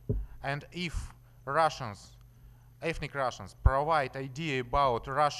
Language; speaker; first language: English; non-native, learner; Russian